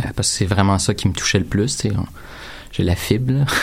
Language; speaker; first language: French; native; French